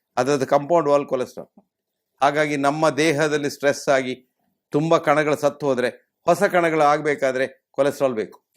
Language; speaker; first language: Kannada; native; Kannada